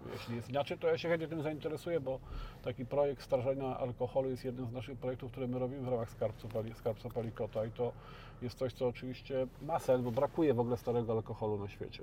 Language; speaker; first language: Polish; native; Polish